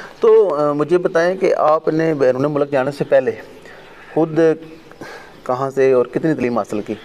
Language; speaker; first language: Urdu; non-native, local second language; Punjabi